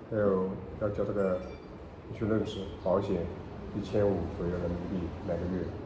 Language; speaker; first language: Chinese; native; Chinese